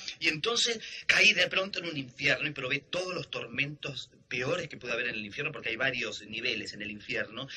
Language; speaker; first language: Spanish; native; Spanish